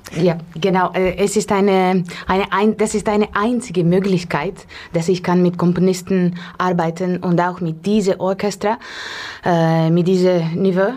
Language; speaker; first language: German; non-native, fluent; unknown